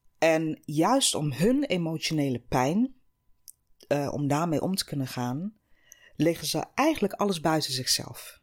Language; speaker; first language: Dutch; non-native, fluent; English